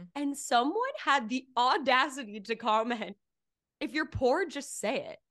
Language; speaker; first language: English; native; English